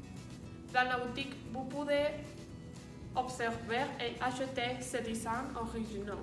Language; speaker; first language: French; non-native, learner; Spanish